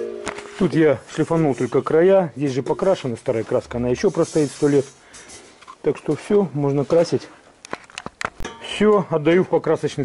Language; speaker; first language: Russian; native; Russian